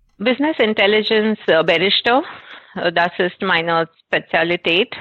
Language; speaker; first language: German; non-native, fluent; Marathi